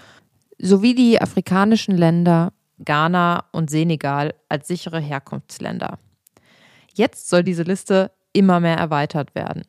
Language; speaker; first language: German; native; German